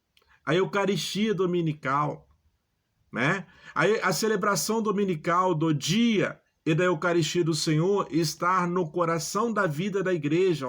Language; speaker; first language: Portuguese; native; Portuguese